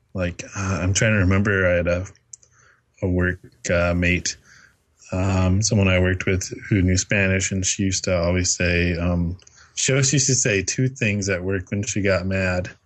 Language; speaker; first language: English; native; English